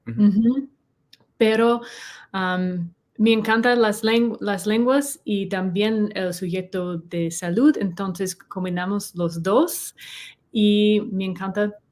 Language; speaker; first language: Spanish; non-native, learner; English